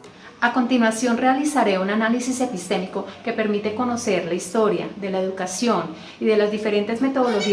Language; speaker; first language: Spanish; native; Spanish